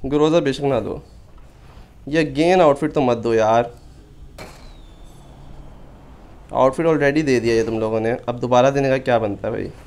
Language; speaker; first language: Hindi; native; Hindi